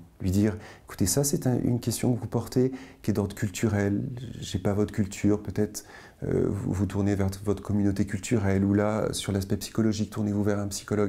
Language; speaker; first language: French; native; French